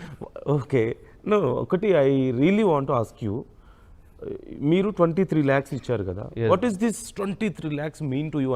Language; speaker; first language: Telugu; native; Telugu